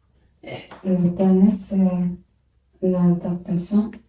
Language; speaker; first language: French; non-native, learner; Chinese